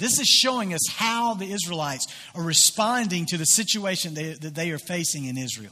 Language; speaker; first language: English; native; English